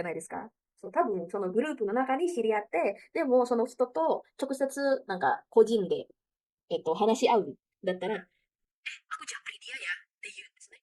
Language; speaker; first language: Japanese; non-native, fluent; Indonesian